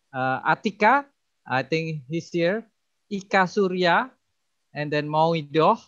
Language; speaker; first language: English; non-native, fluent; Indonesian